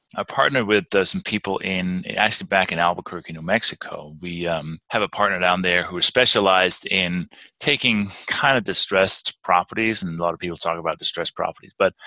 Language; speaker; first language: English; non-native, fluent; Danish